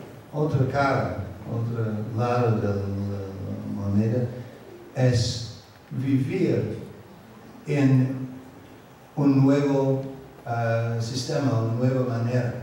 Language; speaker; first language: Spanish; non-native, fluent; English